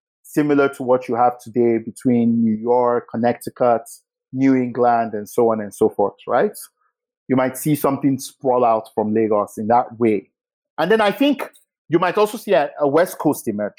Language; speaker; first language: English; non-native, local second language; Yoruba